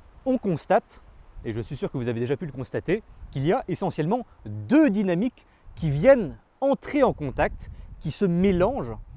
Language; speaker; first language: French; native; French